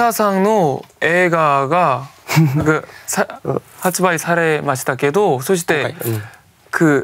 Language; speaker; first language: Japanese; non-native, learner; Korean